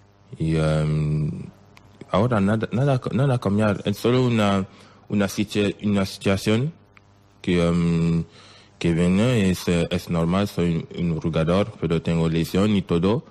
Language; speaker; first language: Spanish; non-native, learner; French